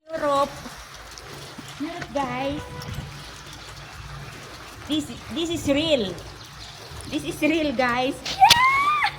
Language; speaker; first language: English; non-native, local second language; Filipino